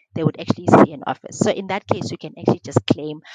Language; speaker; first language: English; non-native, local second language; Xhosa